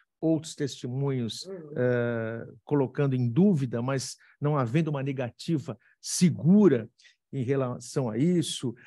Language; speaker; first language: Portuguese; native; Portuguese